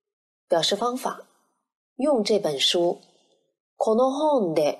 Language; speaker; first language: Japanese; non-native, learner; Chinese